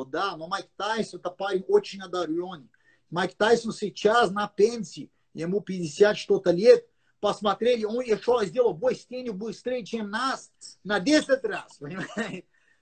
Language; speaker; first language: Russian; non-native, learner; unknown